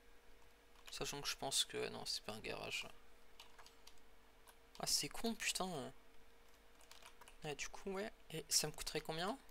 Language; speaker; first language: French; native; French